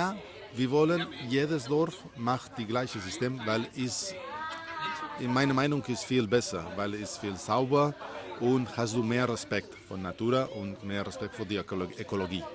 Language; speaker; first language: German; non-native, learner; Spanish